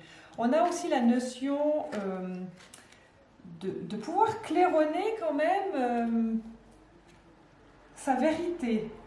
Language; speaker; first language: French; native; French